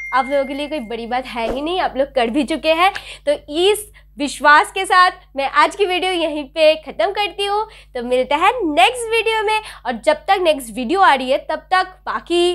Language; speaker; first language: Hindi; non-native, local second language; Bangla